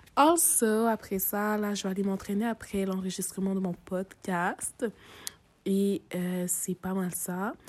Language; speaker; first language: French; early bilingual, other home language; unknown